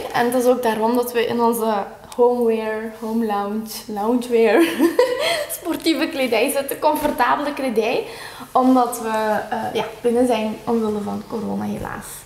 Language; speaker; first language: Dutch; early bilingual, other home language; Turkish